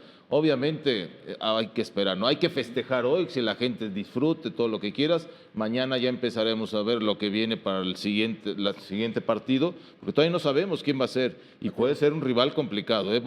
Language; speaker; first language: Spanish; native; Spanish